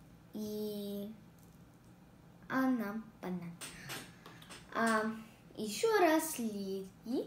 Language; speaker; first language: Russian; non-native, learner; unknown